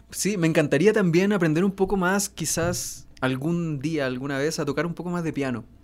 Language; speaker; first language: Spanish; native; Spanish